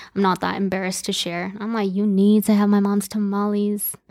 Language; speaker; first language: English; early bilingual, other home language; Chinese